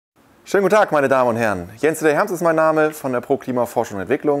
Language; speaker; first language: German; native; German